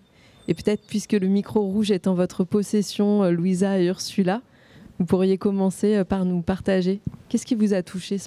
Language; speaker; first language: French; native; French